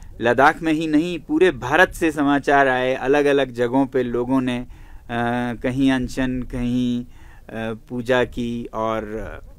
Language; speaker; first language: Hindi; non-native, local second language; Ladakhi